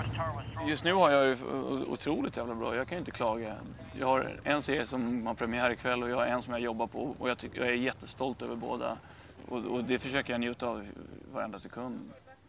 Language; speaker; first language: Swedish; native; Swedish